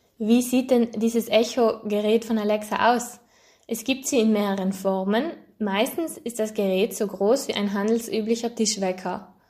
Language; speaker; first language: German; native; German